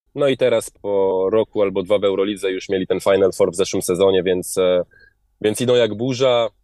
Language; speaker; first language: Polish; early bilingual, heritage; Polish